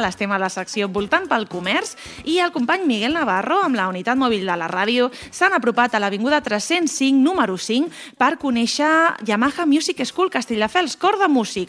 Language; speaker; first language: Catalan; native; Catalan